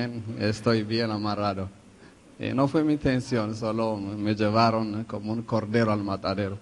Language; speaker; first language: Spanish; non-native, fluent; Hebrew